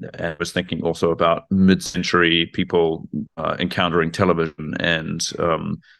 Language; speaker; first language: English; native; English